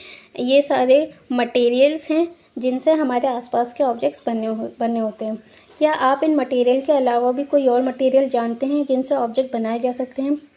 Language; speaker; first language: Hindi; native; Hindi